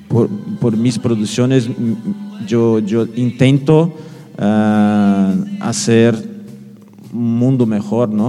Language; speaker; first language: Spanish; non-native, fluent; Portuguese